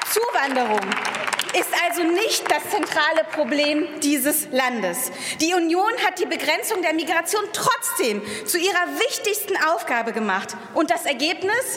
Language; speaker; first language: German; early bilingual, other home language; Persian